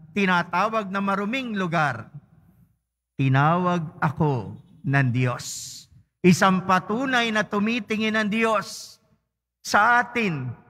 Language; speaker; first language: Filipino; native; Filipino